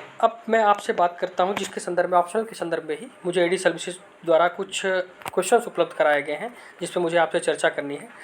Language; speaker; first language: Hindi; native; Hindi